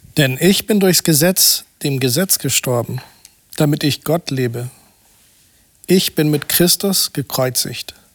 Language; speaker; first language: German; non-native, fluent; Portuguese